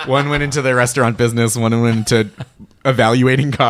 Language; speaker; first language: English; native; English